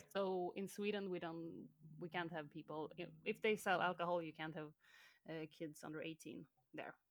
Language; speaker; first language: English; non-native, fluent; Swedish